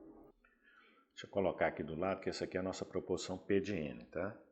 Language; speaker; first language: Portuguese; native; Portuguese